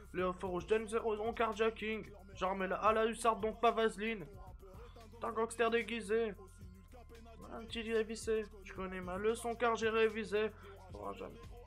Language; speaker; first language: French; native; French